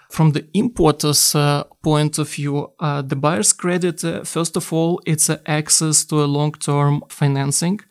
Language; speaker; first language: English; non-native, fluent; Ukrainian